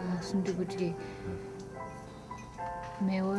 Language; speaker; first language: Korean; non-native, learner; English